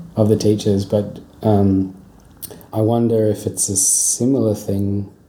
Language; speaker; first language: English; native; English